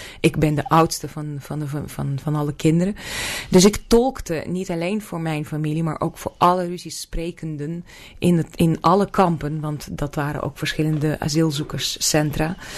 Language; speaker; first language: Dutch; non-native, fluent; Russian